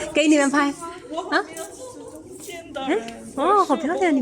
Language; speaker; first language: Chinese; non-native, fluent; Urdu